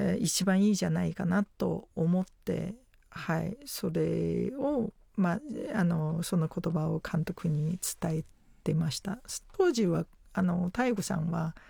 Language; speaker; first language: Japanese; non-native, fluent; Chinese